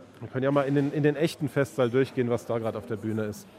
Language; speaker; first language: German; native; German